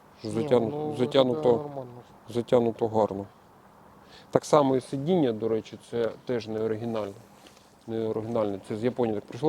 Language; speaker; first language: Ukrainian; native; Ukrainian